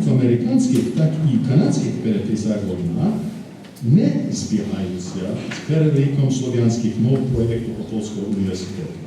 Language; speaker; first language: Ukrainian; non-native, fluent; English